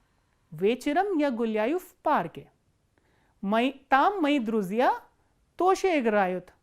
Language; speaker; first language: Russian; non-native, fluent; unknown